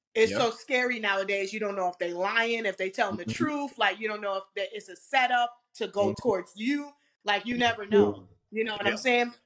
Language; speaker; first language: English; native; English